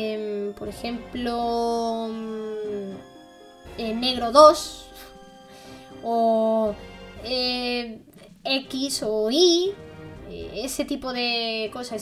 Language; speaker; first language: Spanish; native; Spanish